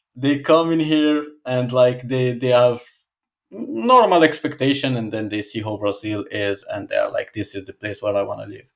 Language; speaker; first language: English; non-native, fluent; Arabic